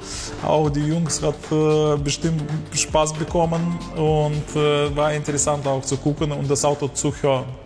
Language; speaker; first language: German; non-native, learner; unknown